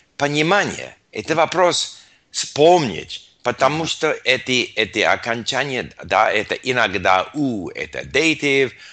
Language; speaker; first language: Russian; non-native, learner; English